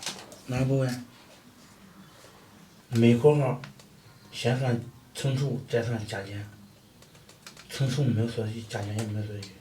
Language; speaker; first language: Chinese; native; Chinese